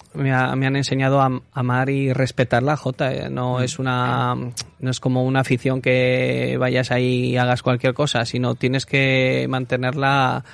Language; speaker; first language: Spanish; native; Spanish